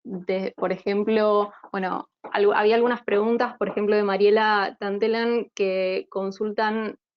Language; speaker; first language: Spanish; native; Spanish